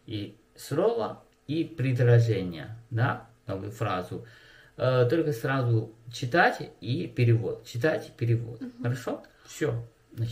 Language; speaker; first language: Russian; non-native, learner; Chinese